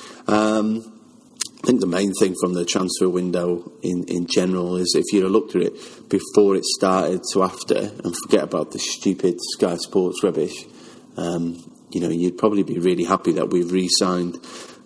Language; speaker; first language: English; native; English